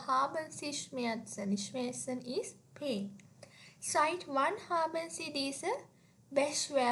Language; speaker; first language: German; non-native, learner; Sinhala